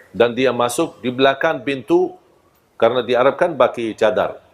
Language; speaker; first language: Malay; non-native, fluent; Arabic